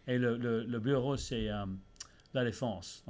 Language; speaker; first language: French; early bilingual, heritage; English